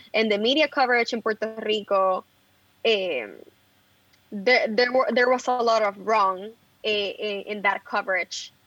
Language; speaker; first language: English; non-native, fluent; Spanish